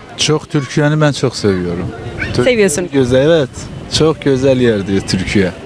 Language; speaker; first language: Turkish; non-native, learner; Persian